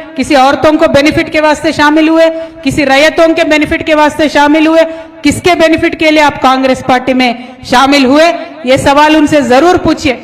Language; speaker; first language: Hindi; non-native, local second language; Telugu